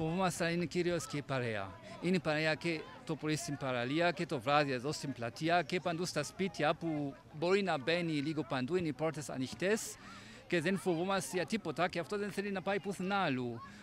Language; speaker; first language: Greek; non-native, fluent; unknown